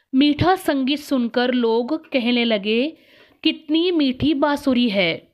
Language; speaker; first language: Hindi; non-native, local second language; Kannada